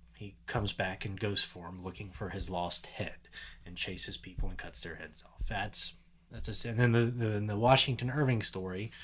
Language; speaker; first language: English; native; English